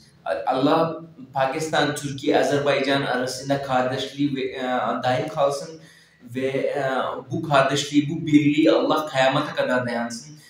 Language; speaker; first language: Turkish; non-native, fluent; Urdu